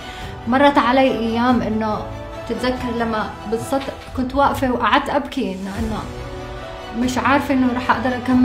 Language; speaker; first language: Arabic; native; Arabic